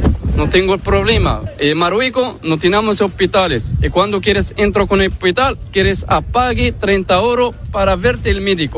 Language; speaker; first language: Spanish; non-native, learner; Arabic